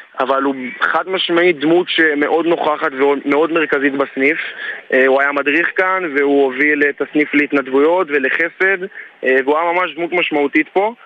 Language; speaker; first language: Hebrew; native; Hebrew